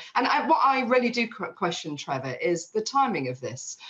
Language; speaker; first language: English; native; English